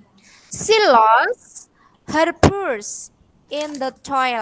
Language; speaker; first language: English; non-native, fluent; Indonesian